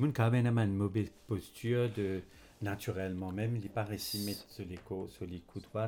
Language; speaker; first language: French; non-native, local second language; Morisyen